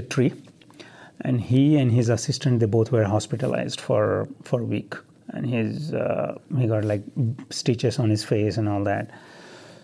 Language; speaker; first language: English; non-native, local second language; Marathi